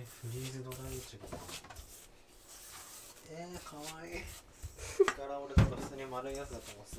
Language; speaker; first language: Japanese; native; Japanese